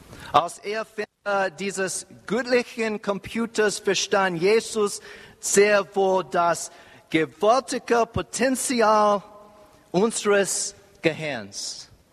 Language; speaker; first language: German; non-native, learner; English